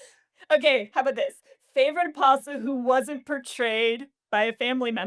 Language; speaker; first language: English; native; English